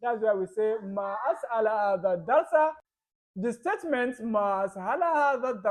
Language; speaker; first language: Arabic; non-native, fluent; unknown